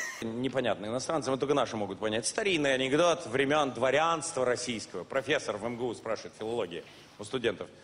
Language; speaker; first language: Russian; native; Russian